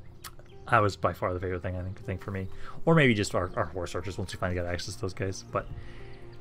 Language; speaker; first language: English; native; English